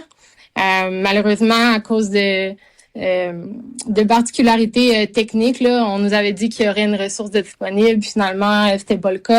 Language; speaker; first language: French; native; French